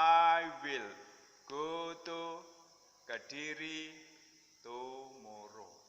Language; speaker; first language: English; non-native, fluent; Indonesian